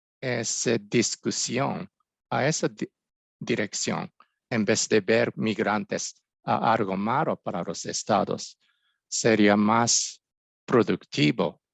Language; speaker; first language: Spanish; non-native, fluent; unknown